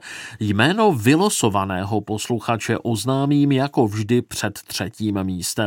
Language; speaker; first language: Czech; native; Czech